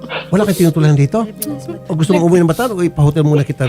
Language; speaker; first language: Filipino; native; Filipino